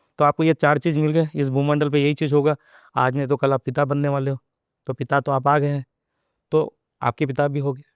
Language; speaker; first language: Hindi; non-native, local second language; Telugu